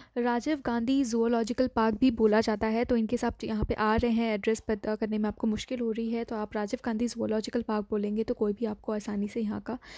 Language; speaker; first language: Hindi; native; Hindi